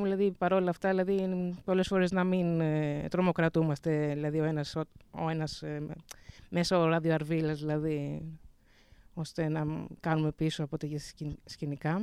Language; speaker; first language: Greek; native; Greek